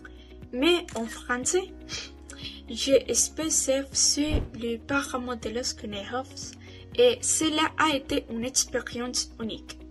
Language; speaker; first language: French; non-native, learner; Spanish